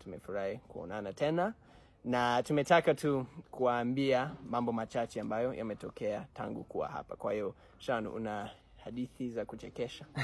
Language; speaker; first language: Swahili; non-native, fluent; English